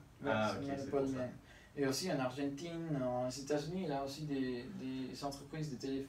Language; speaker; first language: French; non-native, learner; Spanish